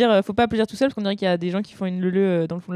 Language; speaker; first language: French; native; French